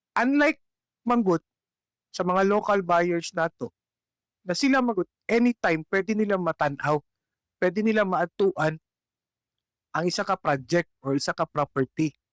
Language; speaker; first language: Cebuano; native; Cebuano